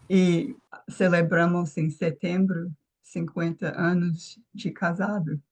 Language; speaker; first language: Portuguese; non-native, fluent; English